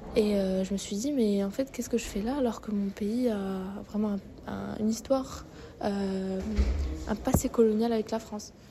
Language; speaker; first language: French; native; French